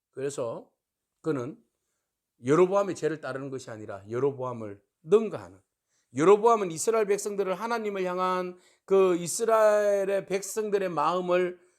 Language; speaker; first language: Korean; native; Korean